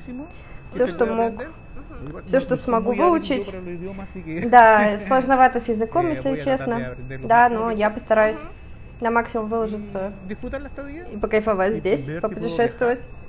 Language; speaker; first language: Russian; non-native, learner; Spanish